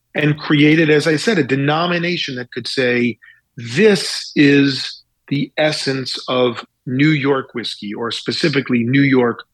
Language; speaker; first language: English; native; English